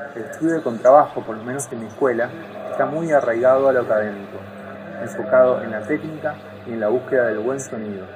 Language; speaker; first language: Spanish; native; Spanish